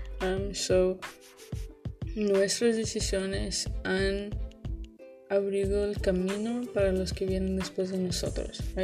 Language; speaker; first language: Spanish; early bilingual, heritage; Spanish